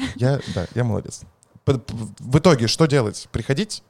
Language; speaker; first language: Russian; native; Russian